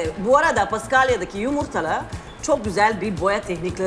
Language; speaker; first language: Turkish; non-native, fluent; Serbian